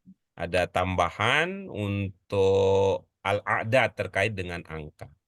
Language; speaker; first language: Indonesian; native; Indonesian